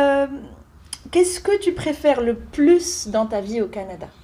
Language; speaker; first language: French; native; French